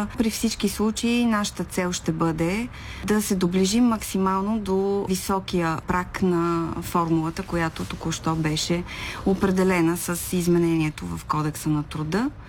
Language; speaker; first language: Bulgarian; native; Bulgarian